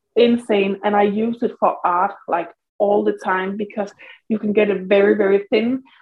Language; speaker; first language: English; non-native, fluent; Danish